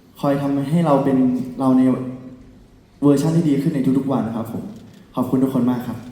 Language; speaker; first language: Thai; native; Thai